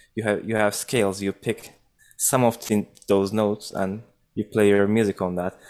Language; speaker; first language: English; non-native, fluent; Turkish